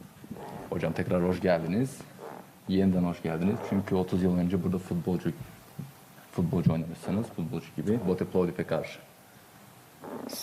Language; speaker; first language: Turkish; non-native, learner; Bulgarian